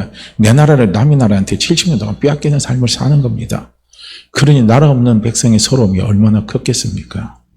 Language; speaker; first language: Korean; native; Korean